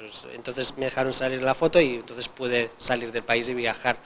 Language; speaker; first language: Spanish; non-native, local second language; Catalan